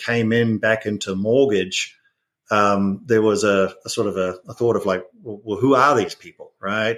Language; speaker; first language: English; native; English